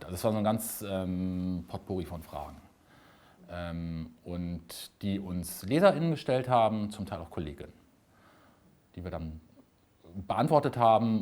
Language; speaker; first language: German; native; German